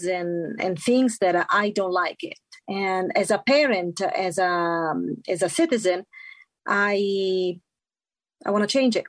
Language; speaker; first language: English; non-native, fluent; Italian